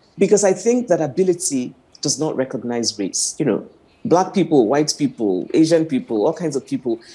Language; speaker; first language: English; non-native, local second language; Igbo